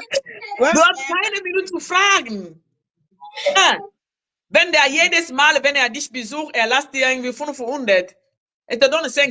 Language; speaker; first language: German; non-native, learner; Lingala